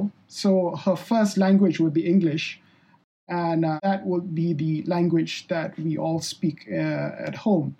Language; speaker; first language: English; non-native, local second language; Malay